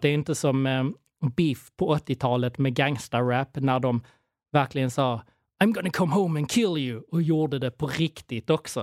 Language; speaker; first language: Swedish; native; Swedish